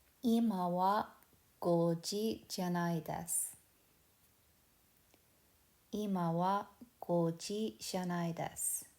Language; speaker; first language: Japanese; non-native, fluent; English